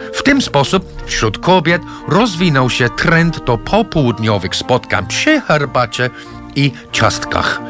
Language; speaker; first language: Polish; non-native, fluent; English